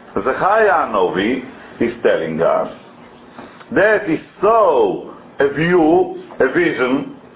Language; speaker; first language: English; non-native, fluent; Hebrew